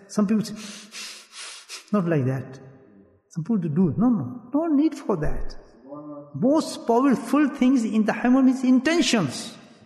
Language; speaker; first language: English; non-native, local second language; Urdu